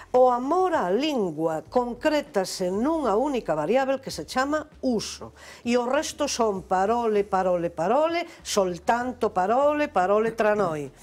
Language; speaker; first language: Galician; non-native, local second language; Spanish